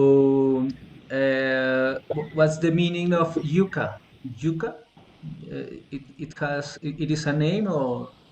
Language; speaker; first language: English; non-native, fluent; Spanish